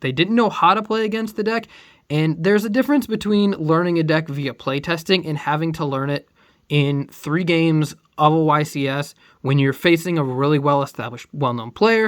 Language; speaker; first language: English; native; English